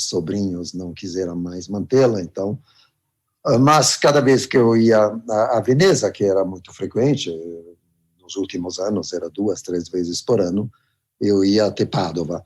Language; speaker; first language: Portuguese; non-native, fluent; Italian